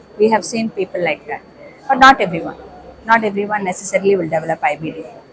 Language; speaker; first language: English; non-native, local second language; Tamil